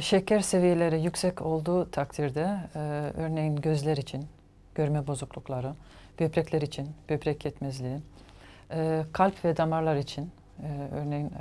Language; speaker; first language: Turkish; native; Turkish